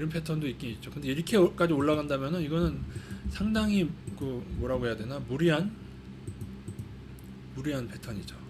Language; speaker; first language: Korean; native; Korean